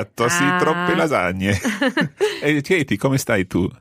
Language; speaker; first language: Italian; non-native, fluent; English